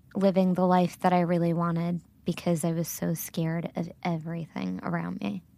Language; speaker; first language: English; early bilingual, other home language; Gujarati